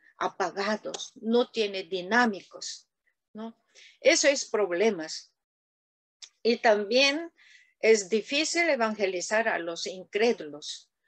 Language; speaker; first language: Spanish; non-native, learner; Korean